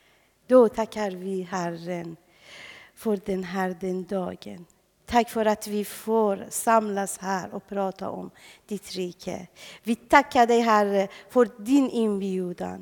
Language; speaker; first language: Swedish; non-native, fluent; Persian